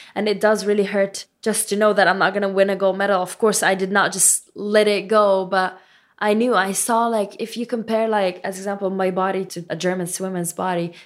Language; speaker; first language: English; non-native, fluent; Arabic